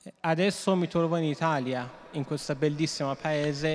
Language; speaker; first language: Italian; non-native, learner; Persian